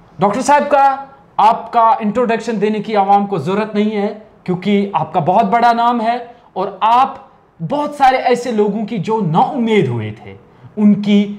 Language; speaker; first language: Hindi; non-native, local second language; Kashmiri